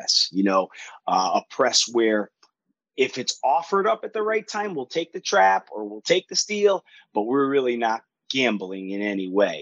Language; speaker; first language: English; native; English